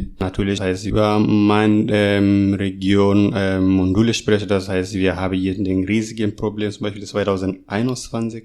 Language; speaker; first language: German; non-native, learner; Masai